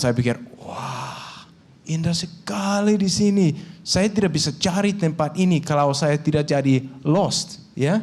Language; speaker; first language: Indonesian; non-native, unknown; Danish